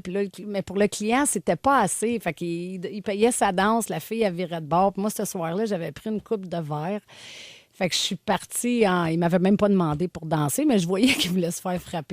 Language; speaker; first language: French; native; French